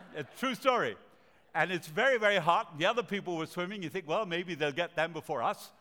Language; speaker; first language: English; non-native, fluent; Spanish